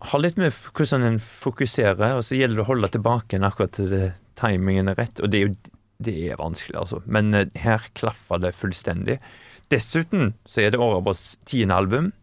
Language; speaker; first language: Norwegian; native; Norwegian